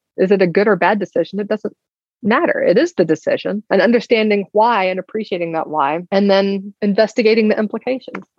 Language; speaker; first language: English; native; English